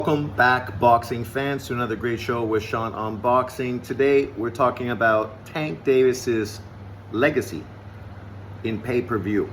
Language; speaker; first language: English; native; English